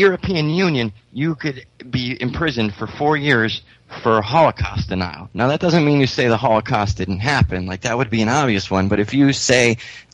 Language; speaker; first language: English; native; English